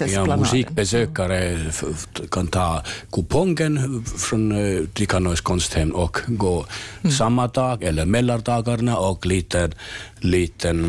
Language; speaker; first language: Swedish; non-native, learner; Finnish